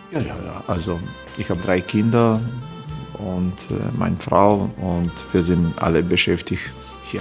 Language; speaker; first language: German; non-native, learner; Croatian